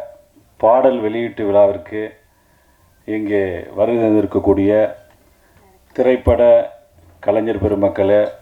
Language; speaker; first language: Tamil; native; Tamil